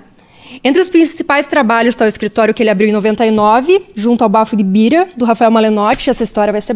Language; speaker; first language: Portuguese; native; Portuguese